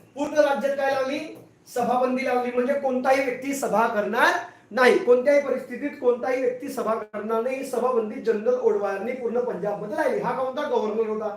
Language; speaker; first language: Marathi; non-native, local second language; Hindi